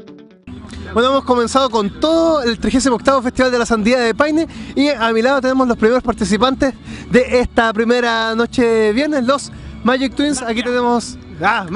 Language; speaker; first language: Spanish; native; Spanish